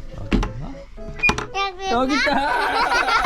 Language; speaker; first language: Korean; early bilingual, heritage; Korean